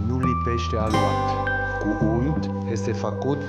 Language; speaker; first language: Romanian; non-native, learner; Swiss German